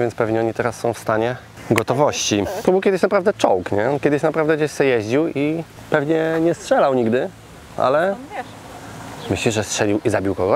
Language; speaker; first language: Polish; native; Polish